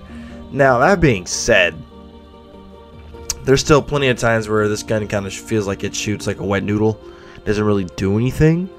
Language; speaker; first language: English; native; English